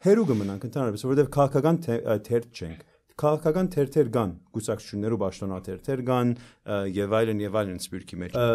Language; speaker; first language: Armenian; early bilingual, heritage; Armenian